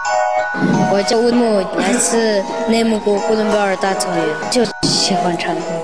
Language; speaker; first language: Chinese; non-native, local second language; Mongolian